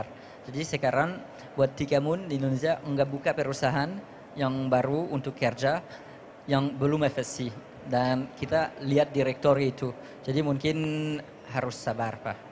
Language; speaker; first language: Indonesian; non-native, fluent; French